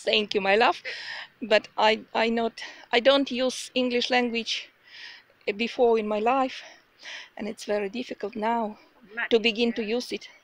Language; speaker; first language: English; non-native, learner; Russian